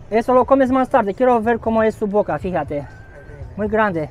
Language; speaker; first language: Spanish; non-native, learner; Romanian